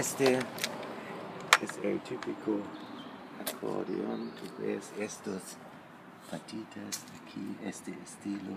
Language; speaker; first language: Spanish; non-native, fluent; German